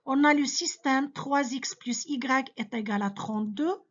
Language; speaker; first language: French; non-native, local second language; Arabic